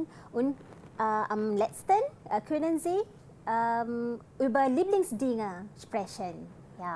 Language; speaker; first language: German; non-native, fluent; Malay